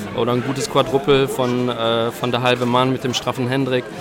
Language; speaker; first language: German; native; German